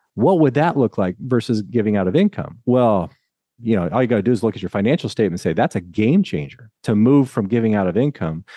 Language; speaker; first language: English; native; English